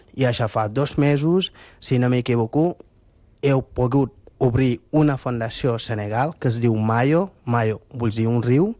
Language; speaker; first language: Catalan; non-native, fluent; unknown